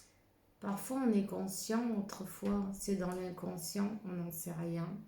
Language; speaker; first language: French; non-native, fluent; Spanish